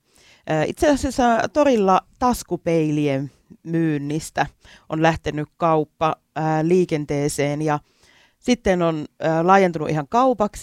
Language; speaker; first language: Finnish; native; Finnish